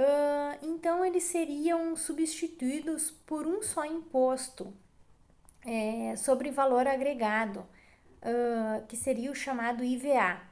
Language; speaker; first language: Portuguese; native; Portuguese